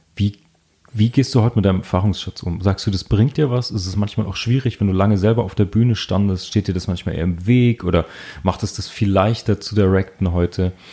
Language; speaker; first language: German; native; German